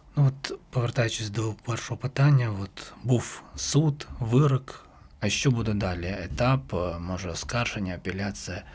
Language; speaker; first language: Ukrainian; non-native, local second language; Crimean Tatar